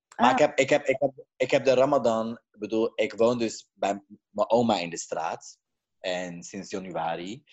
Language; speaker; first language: Dutch; early bilingual, other home language; Caribbean Hindustani